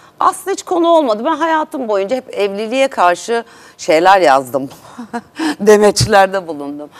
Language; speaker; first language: Turkish; native; Turkish